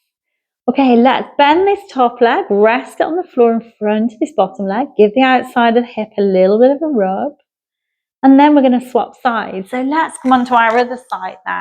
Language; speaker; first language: English; native; English